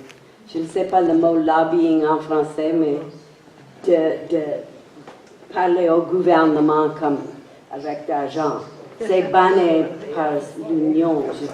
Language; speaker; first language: French; non-native, local second language; English